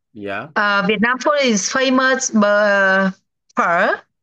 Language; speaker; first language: English; non-native, learner; Vietnamese